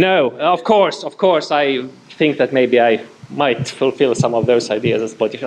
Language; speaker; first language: English; non-native, fluent; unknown